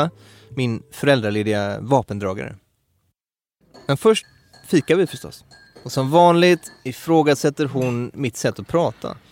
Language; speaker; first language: Swedish; native; Swedish